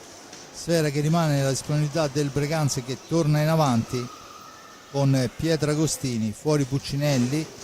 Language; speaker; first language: Italian; native; Italian